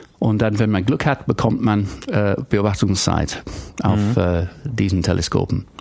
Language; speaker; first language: German; non-native, fluent; English